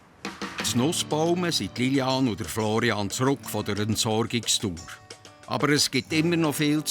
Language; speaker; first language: German; native; German